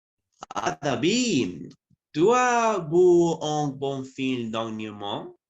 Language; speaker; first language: French; non-native, learner; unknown